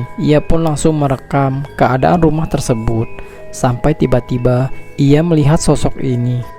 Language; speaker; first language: Indonesian; native; Indonesian